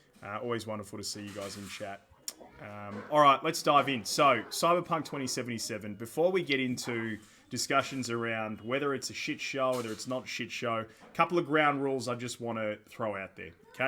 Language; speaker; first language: English; native; English